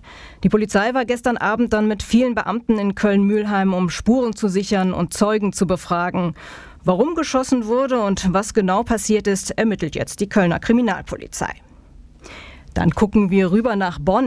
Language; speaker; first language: German; native; German